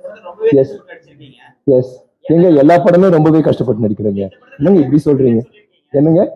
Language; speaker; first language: Tamil; native; Tamil